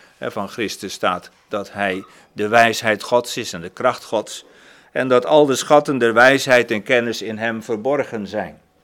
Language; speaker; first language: Dutch; native; Dutch